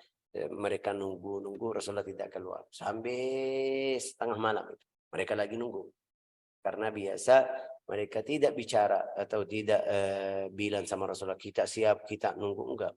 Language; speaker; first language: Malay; non-native, fluent; Arabic